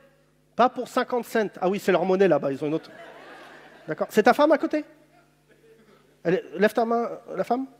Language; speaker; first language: French; native; French